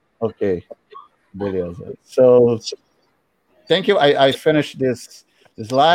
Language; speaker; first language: English; non-native, learner; Portuguese